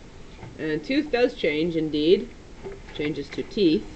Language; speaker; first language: English; native; English